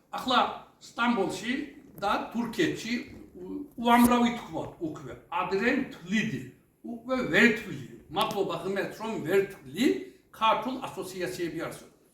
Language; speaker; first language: Georgian; non-native, fluent; Turkish